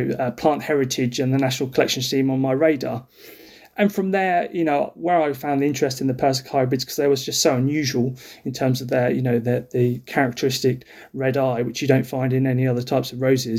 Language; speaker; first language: English; native; English